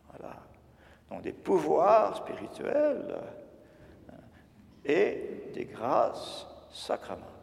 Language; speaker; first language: French; native; French